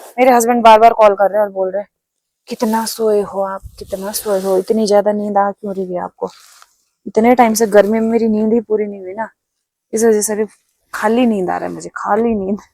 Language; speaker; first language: Hindi; non-native, local second language; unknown